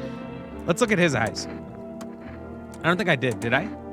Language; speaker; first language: English; native; English